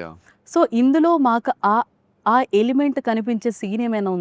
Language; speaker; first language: Telugu; native; Telugu